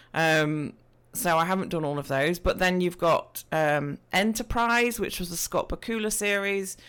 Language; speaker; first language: English; native; English